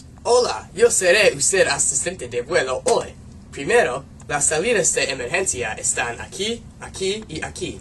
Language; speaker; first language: Spanish; non-native, learner; English